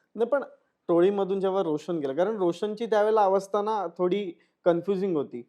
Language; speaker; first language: Marathi; native; Marathi